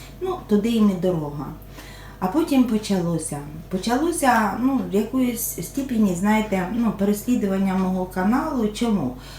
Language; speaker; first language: Ukrainian; non-native, local second language; Russian